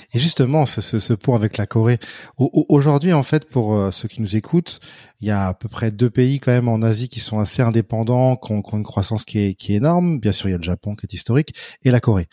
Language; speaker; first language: French; native; French